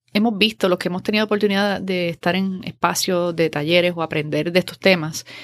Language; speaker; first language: Spanish; native; Spanish